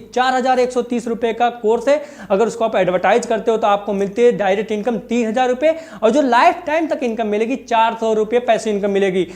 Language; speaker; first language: Hindi; native; Hindi